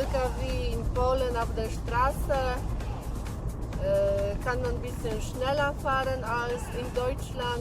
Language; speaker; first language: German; non-native, learner; Polish